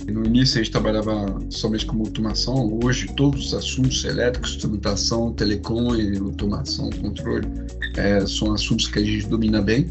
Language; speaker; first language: Portuguese; non-native, fluent; French